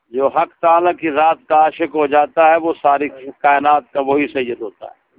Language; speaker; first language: Urdu; non-native, local second language; Punjabi